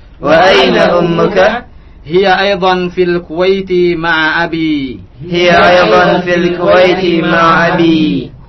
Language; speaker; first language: Arabic; non-native, fluent; Indonesian